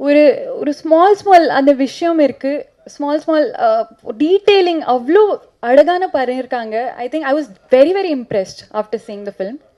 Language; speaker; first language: Tamil; non-native, local second language; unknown